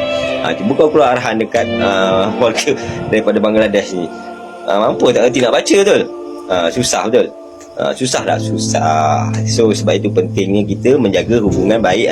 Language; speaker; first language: Malay; native; Malay